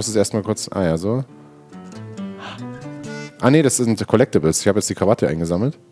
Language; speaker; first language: German; native; German